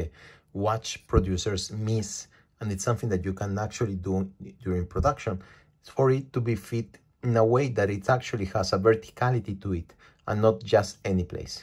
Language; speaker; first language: English; non-native, fluent; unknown